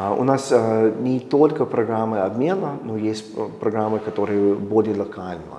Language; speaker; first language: Russian; non-native, fluent; English